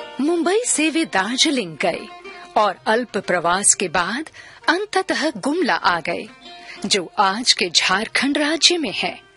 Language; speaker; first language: Hindi; native; Hindi